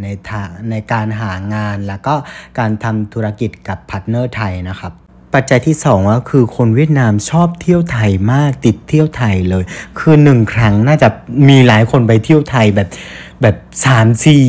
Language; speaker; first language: Thai; non-native, fluent; Vietnamese